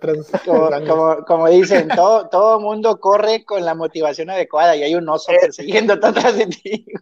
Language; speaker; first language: Spanish; native; Spanish